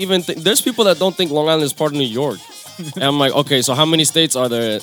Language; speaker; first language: English; native; English